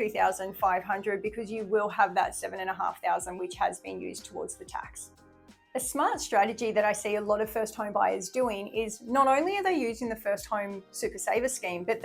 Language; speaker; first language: English; native; English